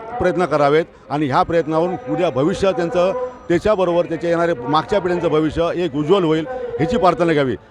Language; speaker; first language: Marathi; native; Marathi